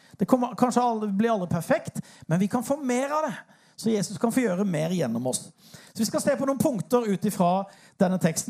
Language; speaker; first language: Norwegian; native; Norwegian